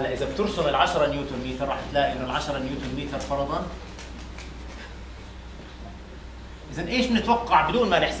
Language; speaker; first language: Arabic; native; Arabic